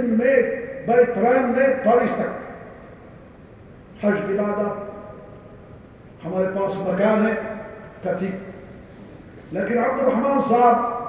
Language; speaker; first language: Urdu; non-native, learner; Arabic